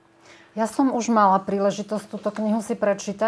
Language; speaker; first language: Slovak; native; Slovak